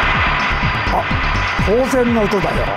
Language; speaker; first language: Japanese; native; Japanese